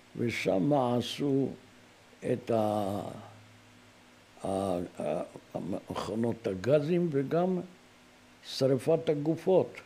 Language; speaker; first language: Hebrew; non-native, fluent; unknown